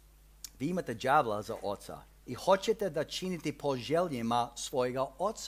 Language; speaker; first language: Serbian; early bilingual, heritage; Serbian